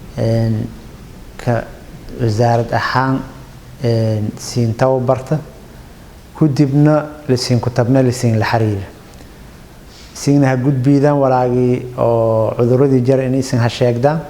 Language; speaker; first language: Somali; non-native, local second language; Maay